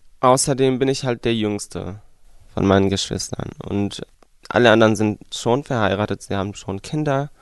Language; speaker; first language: German; non-native, fluent; Arabic